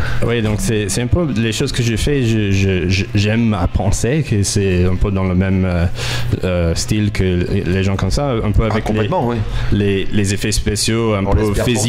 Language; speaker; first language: French; non-native, fluent; English